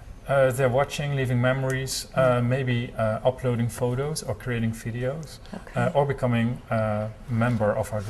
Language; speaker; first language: English; non-native, fluent; Dutch